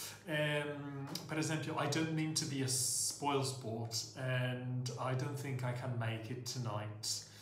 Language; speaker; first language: English; non-native, fluent; Italian